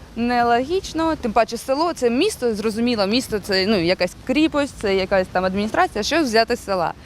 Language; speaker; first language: Ukrainian; non-native, local second language; Russian